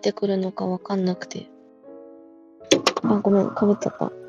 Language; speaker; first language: Japanese; native; Japanese